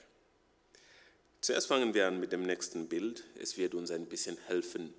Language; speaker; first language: German; non-native, fluent; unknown